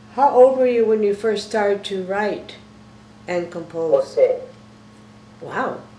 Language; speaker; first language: English; native; English